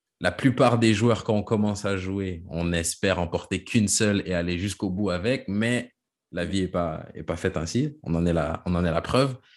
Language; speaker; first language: French; native; French